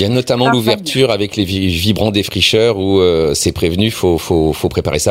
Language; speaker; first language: French; native; French